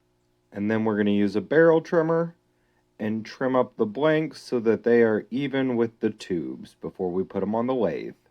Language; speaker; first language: English; native; English